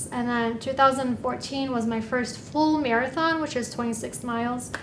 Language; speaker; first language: English; native; English